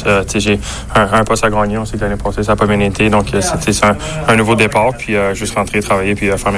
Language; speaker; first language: French; native; French